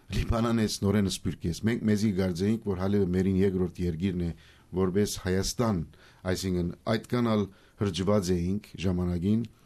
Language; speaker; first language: Armenian; early bilingual, heritage; Armenian